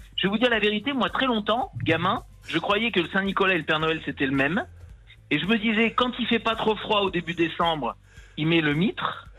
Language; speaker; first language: French; native; French